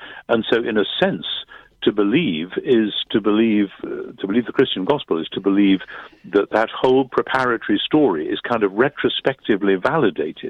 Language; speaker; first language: English; native; English